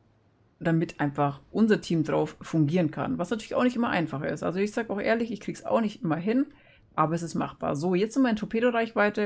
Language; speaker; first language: German; native; German